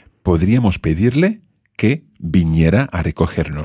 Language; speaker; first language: Spanish; non-native, fluent; English